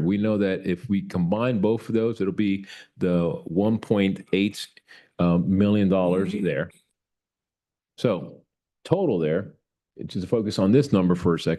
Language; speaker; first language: English; native; English